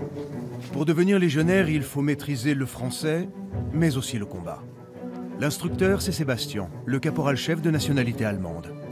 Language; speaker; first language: French; native; French